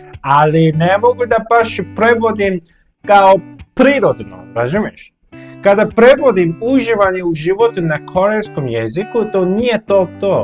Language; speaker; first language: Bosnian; non-native, learner; Korean